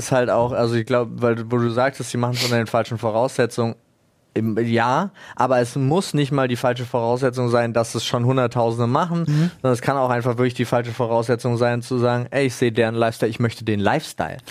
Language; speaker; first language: German; native; German